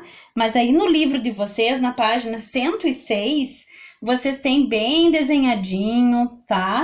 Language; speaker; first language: Portuguese; native; Portuguese